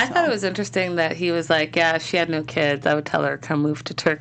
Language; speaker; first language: English; native; English